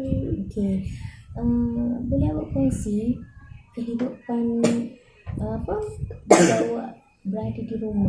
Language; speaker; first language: Malay; native; Malay